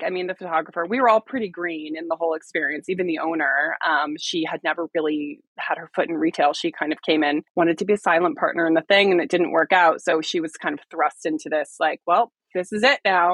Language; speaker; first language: English; native; English